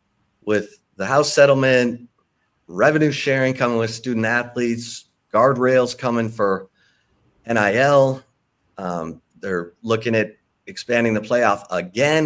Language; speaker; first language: English; native; English